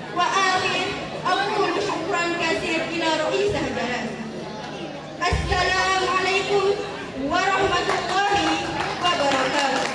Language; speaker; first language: Arabic; non-native, learner; Indonesian